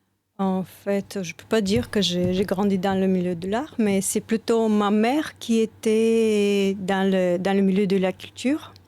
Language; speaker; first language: French; non-native, fluent; Bulgarian